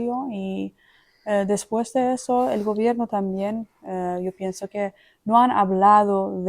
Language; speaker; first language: Spanish; non-native, fluent; Persian